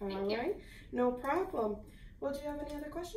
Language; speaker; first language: English; native; English